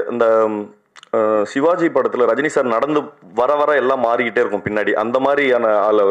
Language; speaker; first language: Tamil; native; Tamil